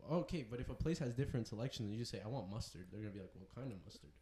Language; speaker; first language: English; early bilingual, other home language; Spanish